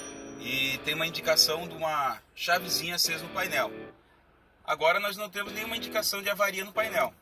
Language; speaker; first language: Portuguese; native; Portuguese